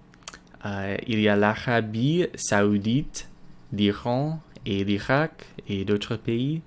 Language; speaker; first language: French; non-native, learner; English